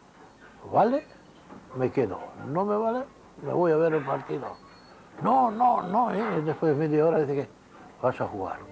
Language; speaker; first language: Spanish; non-native, fluent; Hungarian